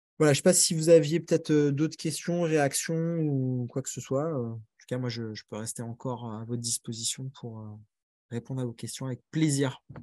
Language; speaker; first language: French; native; French